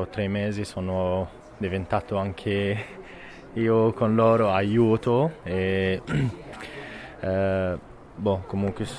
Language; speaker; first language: Italian; non-native, learner; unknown